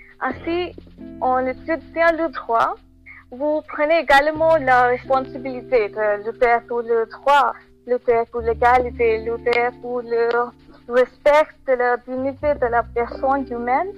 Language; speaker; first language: French; non-native, learner; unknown